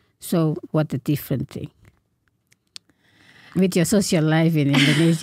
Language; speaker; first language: English; non-native, learner; Indonesian